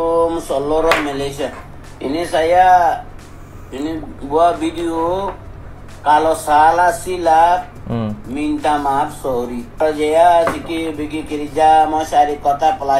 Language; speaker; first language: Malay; non-native, learner; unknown